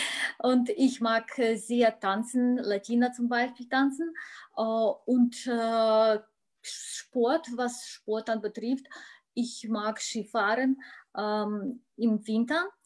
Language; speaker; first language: German; non-native, learner; Russian